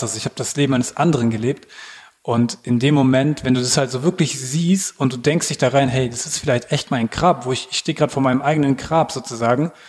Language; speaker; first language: German; native; German